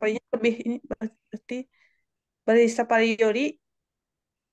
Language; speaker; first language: Japanese; non-native, learner; Indonesian